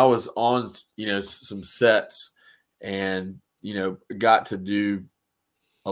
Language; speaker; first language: English; native; English